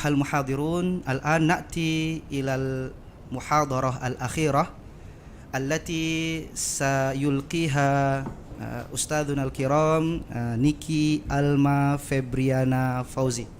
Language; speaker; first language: Arabic; non-native, local second language; Indonesian